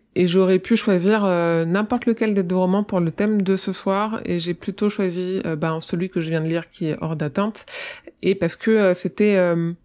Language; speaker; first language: French; native; French